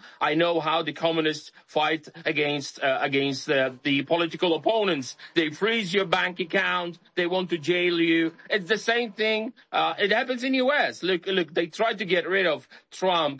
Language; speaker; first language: English; non-native, fluent; Polish